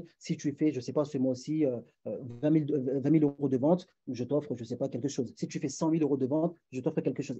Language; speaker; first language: French; native; French